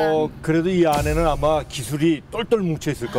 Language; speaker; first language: Korean; native; Korean